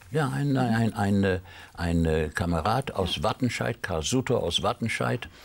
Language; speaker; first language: German; native; German